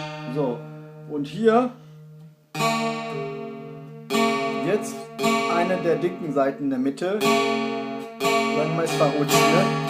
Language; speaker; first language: German; non-native, fluent; Kurdish